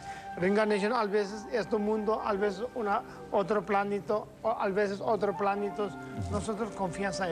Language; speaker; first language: Spanish; non-native, learner; Tibetan